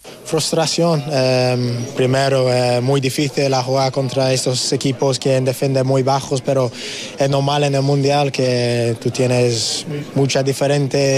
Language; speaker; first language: Spanish; non-native, learner; English